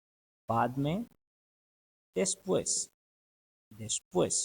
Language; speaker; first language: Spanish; non-native, fluent; Urdu